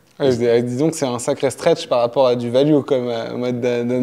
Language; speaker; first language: French; native; French